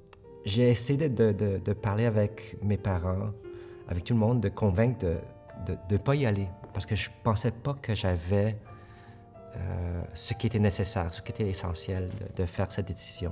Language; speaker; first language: French; early bilingual, other home language; Korean